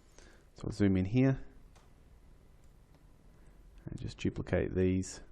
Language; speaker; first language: English; native; English